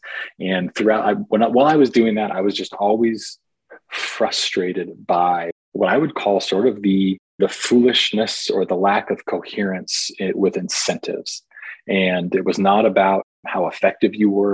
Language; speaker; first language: English; native; English